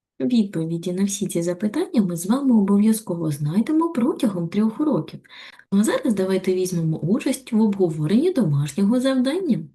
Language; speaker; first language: Ukrainian; native; Ukrainian